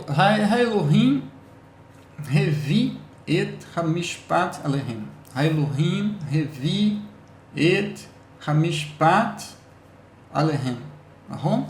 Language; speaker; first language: Hebrew; non-native, learner; Portuguese